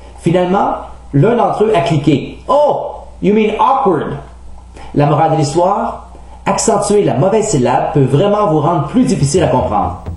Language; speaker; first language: French; native; French